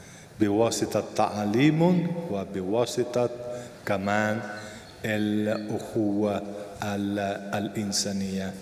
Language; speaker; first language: Arabic; non-native, fluent; Spanish